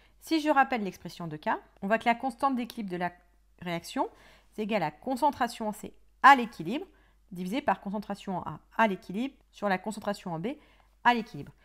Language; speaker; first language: French; native; French